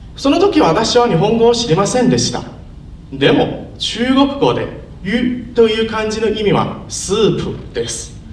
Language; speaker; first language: Japanese; non-native, learner; Chinese